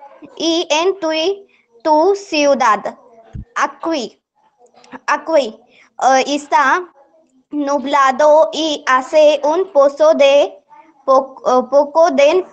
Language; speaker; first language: Spanish; non-native, learner; Marathi